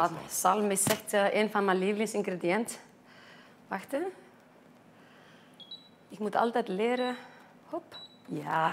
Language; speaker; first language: Dutch; non-native, fluent; Icelandic